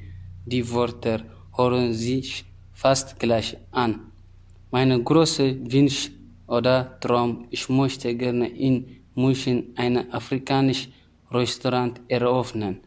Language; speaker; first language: German; non-native, learner; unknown